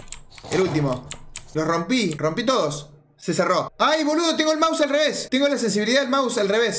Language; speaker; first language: Spanish; native; Spanish